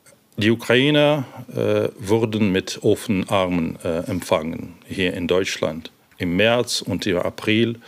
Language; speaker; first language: German; non-native, fluent; Ukrainian